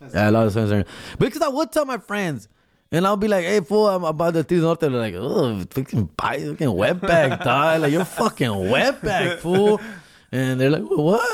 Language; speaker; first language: English; early bilingual, other home language; Spanish